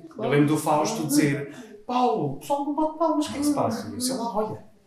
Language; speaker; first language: Portuguese; native; Portuguese